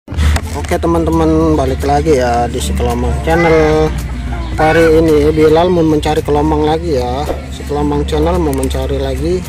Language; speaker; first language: Indonesian; native; Indonesian